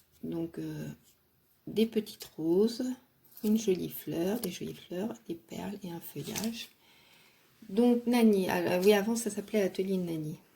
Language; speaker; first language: French; native; French